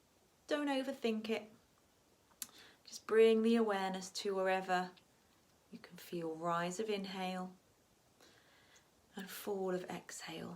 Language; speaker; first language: English; native; English